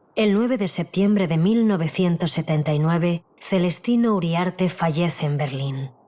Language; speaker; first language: Spanish; native; Spanish